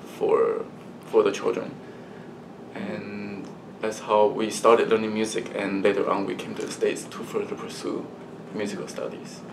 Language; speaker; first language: English; early bilingual, other home language; Chinese